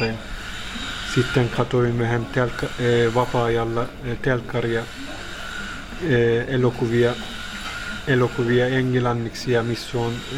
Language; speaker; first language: Finnish; non-native, fluent; Turkish